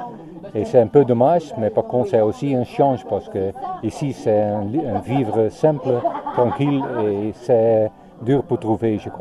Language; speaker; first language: French; non-native, learner; Dutch